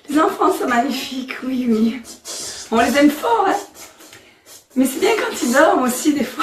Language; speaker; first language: French; native; French